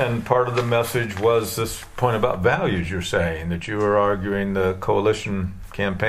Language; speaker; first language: English; native; English